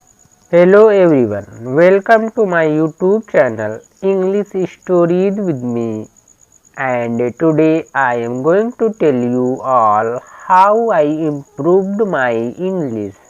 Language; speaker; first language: English; non-native, learner; Hindi